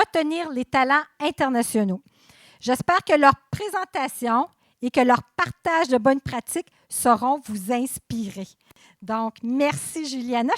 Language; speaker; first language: French; native; French